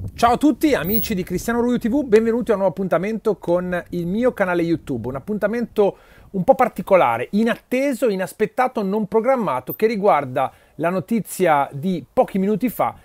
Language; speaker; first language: Italian; native; Italian